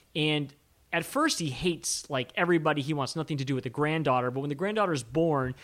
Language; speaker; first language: English; native; English